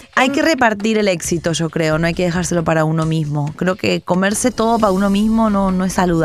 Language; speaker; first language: Spanish; native; Spanish